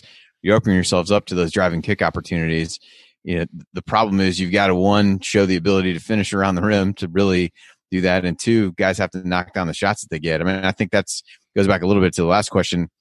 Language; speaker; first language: English; native; English